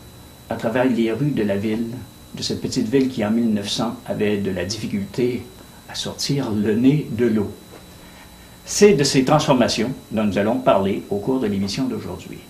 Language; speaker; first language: French; native; French